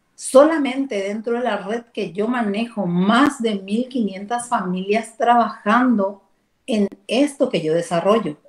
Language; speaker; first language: Spanish; native; Spanish